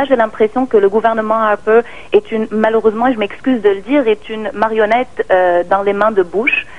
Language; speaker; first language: French; non-native, local second language; Arabic